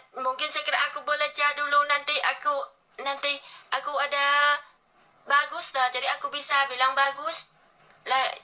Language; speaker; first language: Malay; non-native, learner; Vietnamese